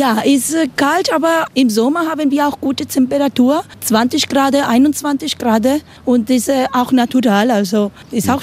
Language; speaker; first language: German; non-native, learner; Spanish